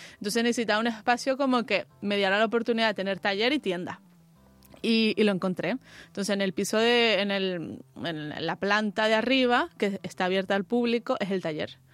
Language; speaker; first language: Spanish; native; Spanish